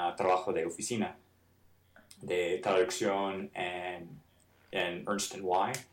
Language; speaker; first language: Spanish; non-native, fluent; English